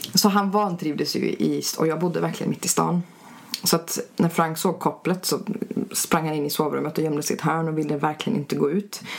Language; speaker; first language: Swedish; early bilingual, other home language; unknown